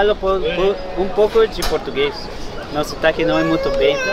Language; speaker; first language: Portuguese; non-native, learner; Spanish